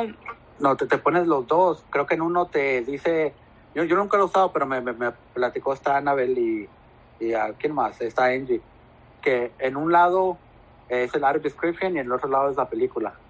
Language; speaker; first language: Spanish; native; Spanish